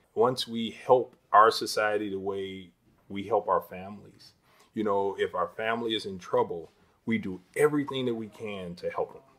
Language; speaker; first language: English; native; English